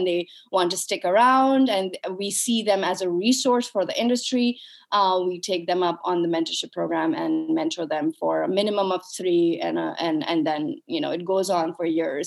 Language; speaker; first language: English; non-native, local second language; Urdu